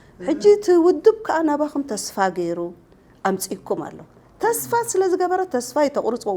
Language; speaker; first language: Tigrinya; non-native, local second language; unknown